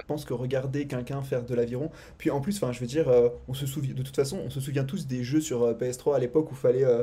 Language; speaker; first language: French; native; French